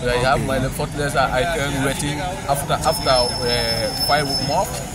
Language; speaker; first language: English; non-native, learner; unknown